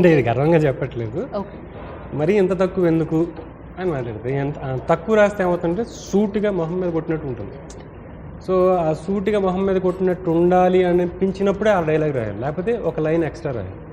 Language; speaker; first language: Telugu; native; Telugu